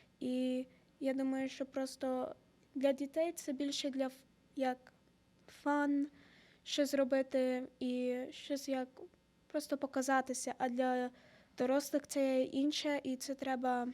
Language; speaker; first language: Ukrainian; early bilingual, heritage; Ukrainian